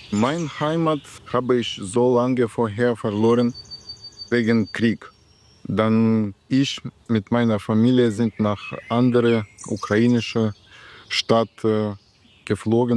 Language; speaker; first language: German; non-native, learner; Ukrainian